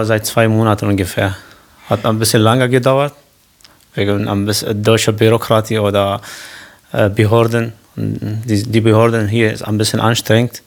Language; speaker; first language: German; non-native, local second language; Kurdish